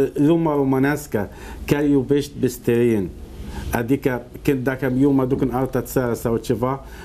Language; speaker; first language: Romanian; non-native, learner; Arabic